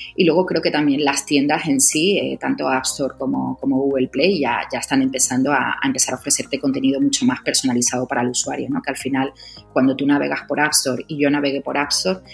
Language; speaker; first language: Spanish; native; Spanish